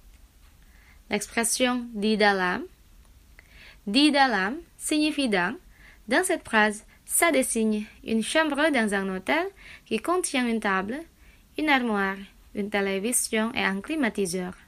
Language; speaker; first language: French; non-native, fluent; Indonesian